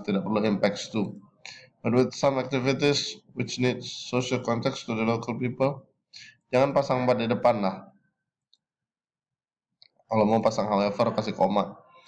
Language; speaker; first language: English; non-native, fluent; Indonesian